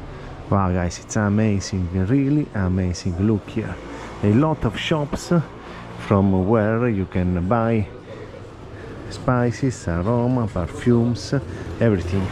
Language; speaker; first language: English; non-native, fluent; Italian